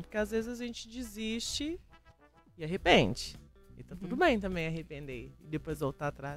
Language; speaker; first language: Portuguese; native; Portuguese